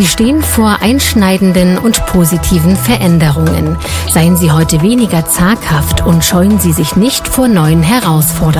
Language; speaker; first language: German; native; German